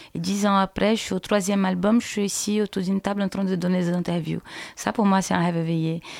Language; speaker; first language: French; non-native, fluent; Portuguese